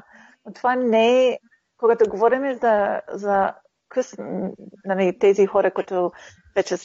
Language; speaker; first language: Bulgarian; early bilingual, heritage; Bulgarian